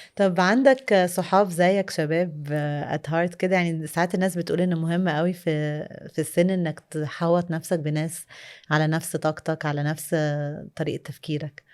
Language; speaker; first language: Egyptian Arabic; native; Egyptian Arabic